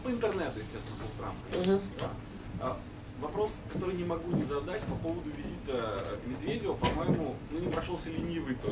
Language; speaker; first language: Russian; native; Russian